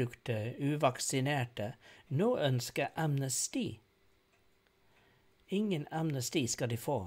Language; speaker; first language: Norwegian; non-native, fluent; English